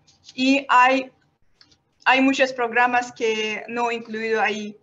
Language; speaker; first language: Spanish; non-native, learner; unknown